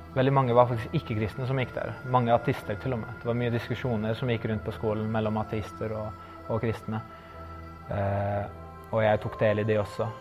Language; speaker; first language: Norwegian; early bilingual, other home language; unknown